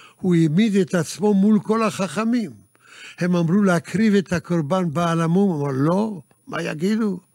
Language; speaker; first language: Hebrew; early bilingual, other home language; Yiddish